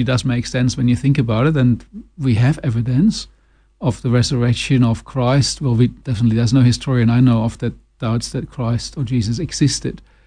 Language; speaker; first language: English; non-native, fluent; German